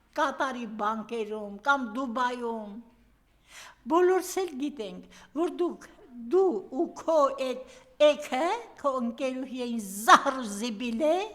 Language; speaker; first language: Armenian; native; Armenian